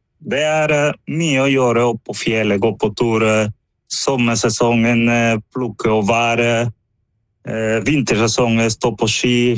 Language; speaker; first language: Norwegian; non-native, fluent; Spanish